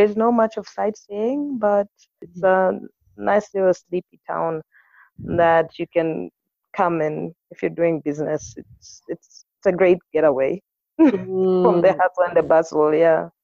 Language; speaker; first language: English; non-native, local second language; Swahili